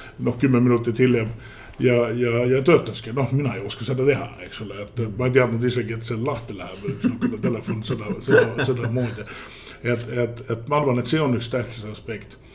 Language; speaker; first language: Estonian; early bilingual, heritage; Estonian